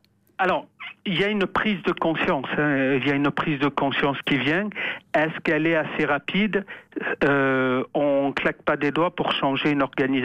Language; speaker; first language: French; native; French